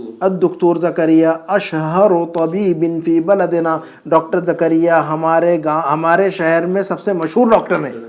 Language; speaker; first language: Urdu; native; Urdu